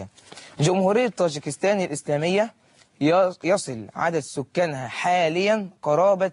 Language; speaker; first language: Arabic; native; Arabic